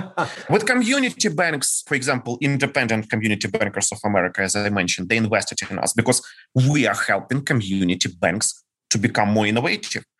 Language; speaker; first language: English; non-native, fluent; Ukrainian